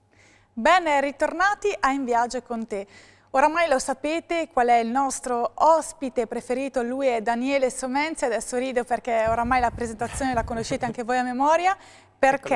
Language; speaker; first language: Italian; native; Italian